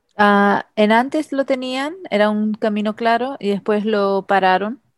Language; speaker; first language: Spanish; early bilingual, heritage; Spanish